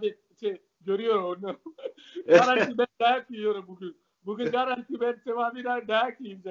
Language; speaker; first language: Turkish; non-native, learner; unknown